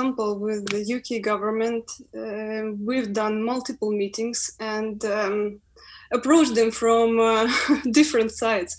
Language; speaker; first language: English; non-native, fluent; Ukrainian